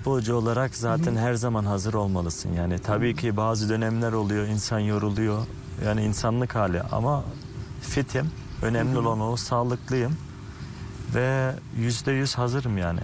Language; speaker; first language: Turkish; early bilingual, heritage; Turkish